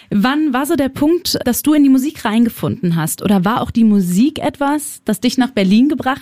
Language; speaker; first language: German; native; German